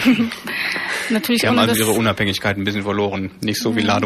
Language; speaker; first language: German; native; German